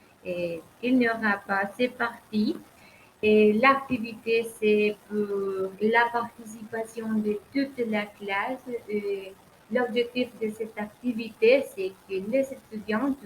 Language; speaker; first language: French; non-native, learner; Spanish